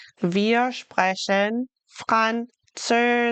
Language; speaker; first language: German; non-native, fluent; English